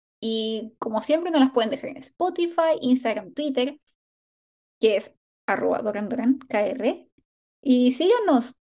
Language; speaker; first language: Spanish; native; Spanish